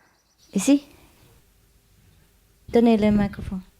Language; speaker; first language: French; non-native, learner; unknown